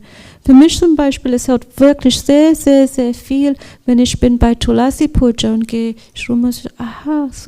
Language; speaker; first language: German; non-native, learner; English